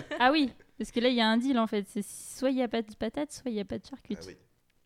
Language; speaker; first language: French; native; French